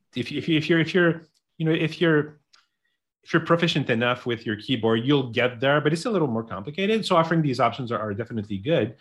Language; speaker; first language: English; non-native, local second language; French